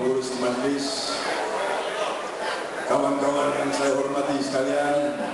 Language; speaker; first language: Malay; non-native, local second language; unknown